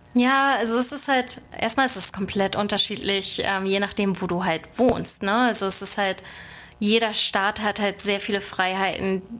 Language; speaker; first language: German; native; German